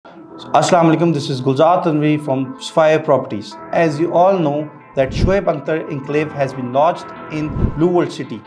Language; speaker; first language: English; non-native, local second language; Urdu